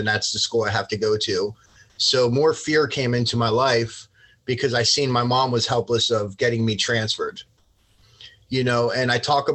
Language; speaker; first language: English; native; English